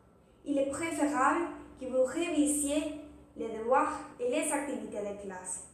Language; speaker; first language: French; non-native, learner; Spanish